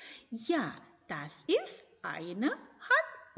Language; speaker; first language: German; non-native, fluent; Indonesian